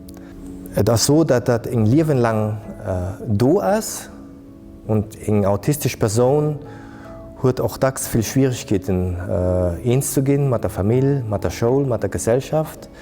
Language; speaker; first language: German; non-native, local second language; Luxembourgish